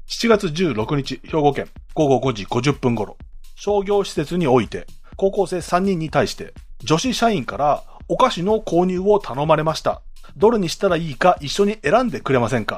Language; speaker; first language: Japanese; native; Japanese